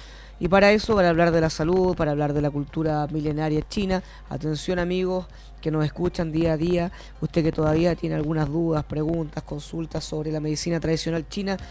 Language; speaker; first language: Spanish; native; Spanish